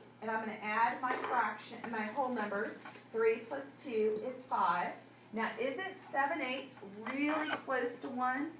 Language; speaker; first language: English; native; English